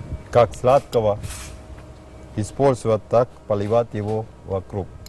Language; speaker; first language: Russian; non-native, fluent; Sinhala